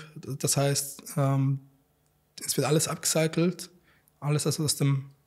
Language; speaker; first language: German; non-native, fluent; Arabic